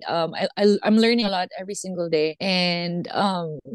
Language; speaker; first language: Filipino; non-native, local second language; Cebuano